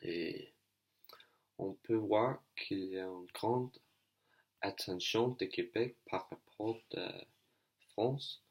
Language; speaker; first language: French; non-native, learner; Danish